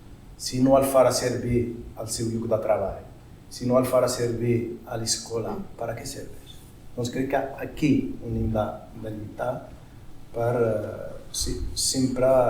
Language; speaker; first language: Catalan; non-native, fluent; Berber languages